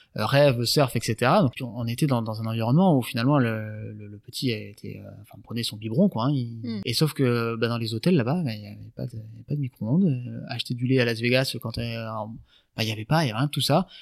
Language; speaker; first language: French; native; French